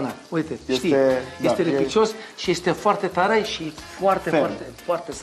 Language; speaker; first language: Romanian; non-native, learner; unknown